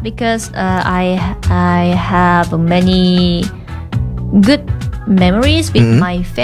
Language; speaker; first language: English; non-native, learner; Korean